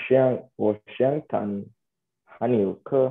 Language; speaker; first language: Chinese; non-native, learner; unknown